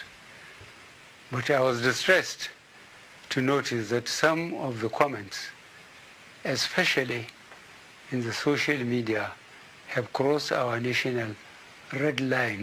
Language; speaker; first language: English; non-native, local second language; Hausa